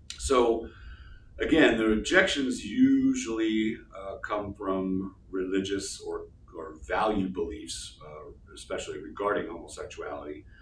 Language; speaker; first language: English; native; English